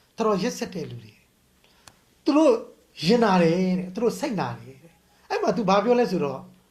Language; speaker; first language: Burmese; native; Burmese